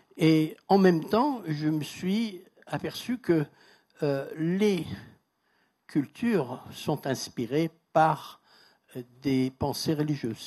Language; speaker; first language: French; non-native, fluent; Persian